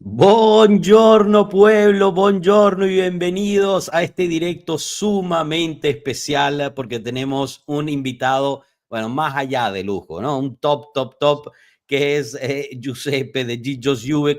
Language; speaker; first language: Spanish; native; Spanish